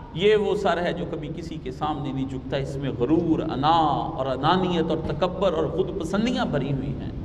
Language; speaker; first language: Urdu; non-native, local second language; Punjabi